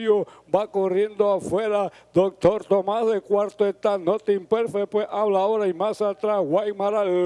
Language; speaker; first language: Spanish; native; Spanish